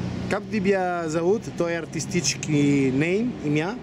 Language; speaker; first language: Russian; non-native, learner; Italian